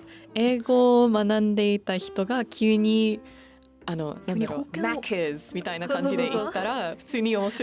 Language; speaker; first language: Japanese; non-native, fluent; English